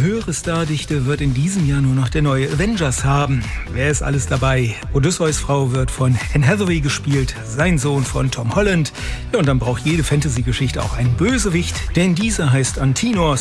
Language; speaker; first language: German; native; German